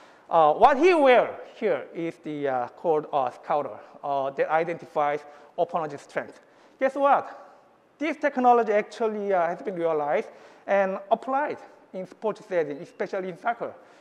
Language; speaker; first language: English; non-native, fluent; Korean